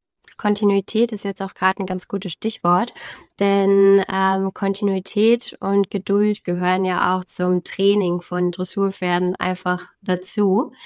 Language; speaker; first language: German; native; German